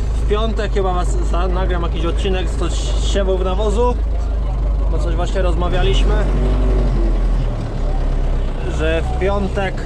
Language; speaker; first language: Polish; native; Polish